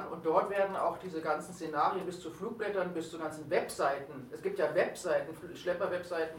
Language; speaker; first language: German; native; German